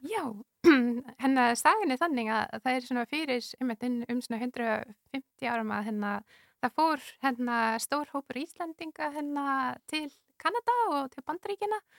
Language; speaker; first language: Icelandic; non-native, fluent; English